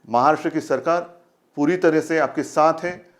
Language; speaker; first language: Hindi; non-native, local second language; Marathi